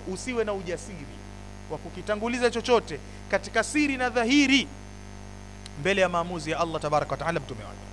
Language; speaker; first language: Swahili; native; Swahili